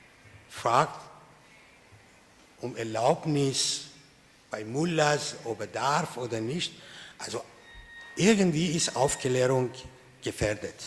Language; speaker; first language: German; non-native, fluent; Persian